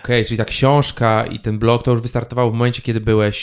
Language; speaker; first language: Polish; native; Polish